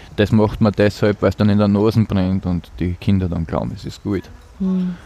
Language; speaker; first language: German; native; German